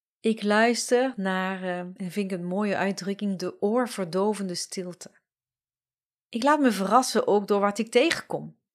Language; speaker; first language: Dutch; non-native, fluent; French